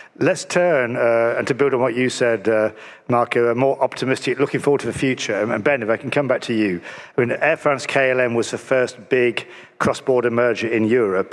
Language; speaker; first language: English; native; English